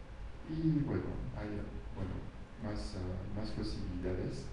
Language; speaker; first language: Spanish; non-native, fluent; French